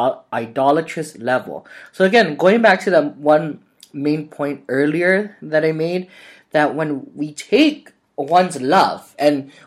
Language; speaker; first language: English; native; English